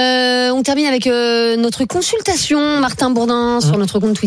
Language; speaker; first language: French; native; French